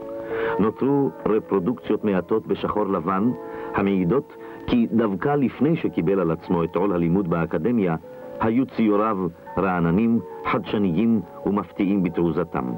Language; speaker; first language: Hebrew; native; Hebrew